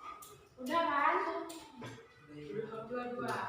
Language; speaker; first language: Indonesian; native; Indonesian